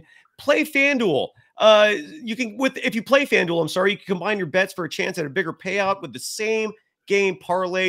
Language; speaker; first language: English; native; English